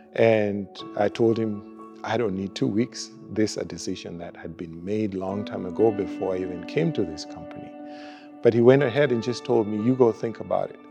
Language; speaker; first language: English; non-native, local second language; Luo (Kenya and Tanzania)